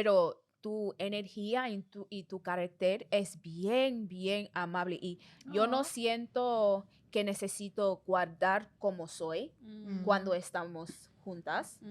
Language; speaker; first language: Spanish; non-native, fluent; English